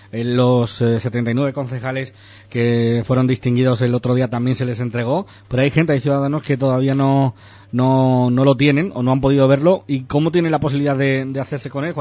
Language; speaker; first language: Spanish; native; Spanish